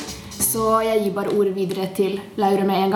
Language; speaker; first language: Norwegian; non-native, fluent; Hungarian